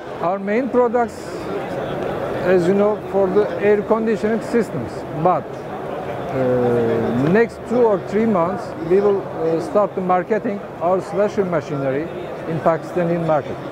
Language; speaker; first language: English; non-native, learner; Turkish